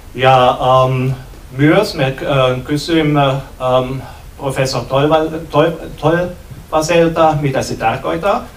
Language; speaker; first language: Finnish; non-native, learner; German